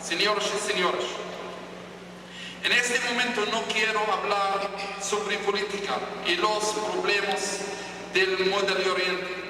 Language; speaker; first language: Spanish; non-native, fluent; Hebrew